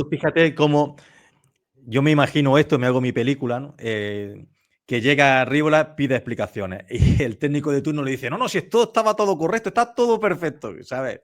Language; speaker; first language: Spanish; native; Spanish